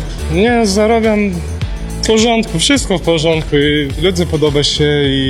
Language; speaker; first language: Polish; non-native, learner; Ukrainian